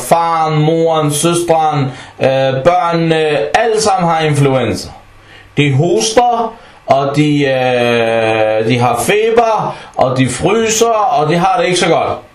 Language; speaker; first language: Danish; non-native, local second language; Arabic